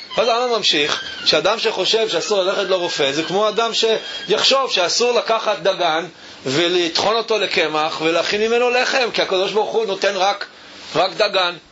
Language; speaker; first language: Hebrew; native; Hebrew